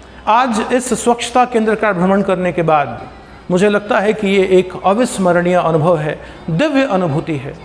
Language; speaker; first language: Hindi; native; Hindi